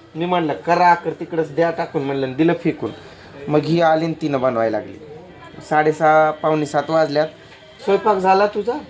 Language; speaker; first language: Marathi; native; Marathi